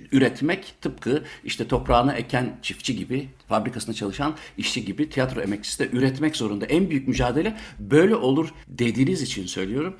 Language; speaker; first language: Turkish; native; Turkish